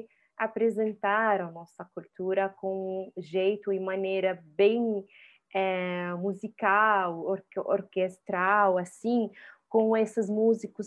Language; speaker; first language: Portuguese; non-native, fluent; Arabic